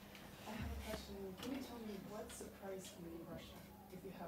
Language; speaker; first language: English; non-native, learner; Russian